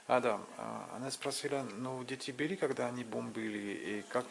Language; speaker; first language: Russian; non-native, learner; French